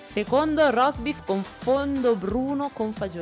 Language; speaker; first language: Italian; native; Italian